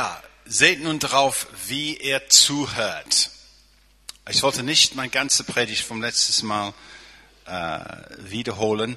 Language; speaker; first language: German; non-native, fluent; English